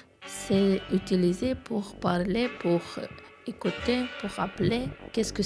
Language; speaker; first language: French; non-native, learner; Albanian